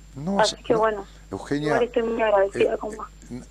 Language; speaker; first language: Spanish; native; Spanish